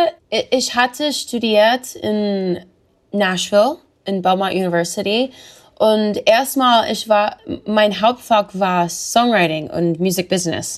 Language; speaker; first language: German; non-native, learner; English